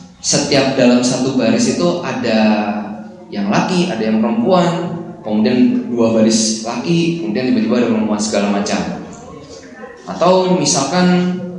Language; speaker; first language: Indonesian; native; Indonesian